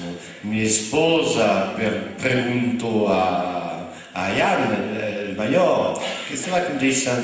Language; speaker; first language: Spanish; non-native, fluent; French